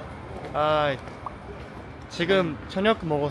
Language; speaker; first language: Korean; non-native, learner; Japanese